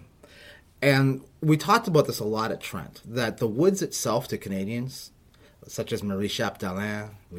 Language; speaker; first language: English; native; English